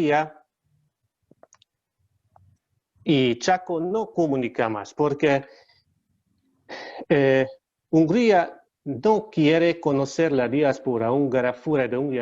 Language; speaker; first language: Spanish; non-native, learner; Hungarian